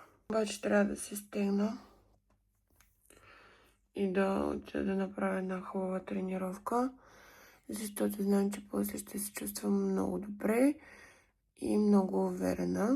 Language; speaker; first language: Bulgarian; native; Bulgarian